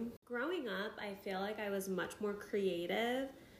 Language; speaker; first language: English; native; English